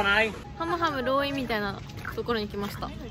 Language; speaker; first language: Japanese; native; Japanese